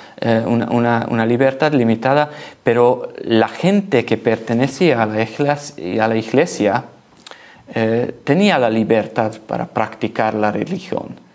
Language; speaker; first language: Spanish; non-native, learner; Hungarian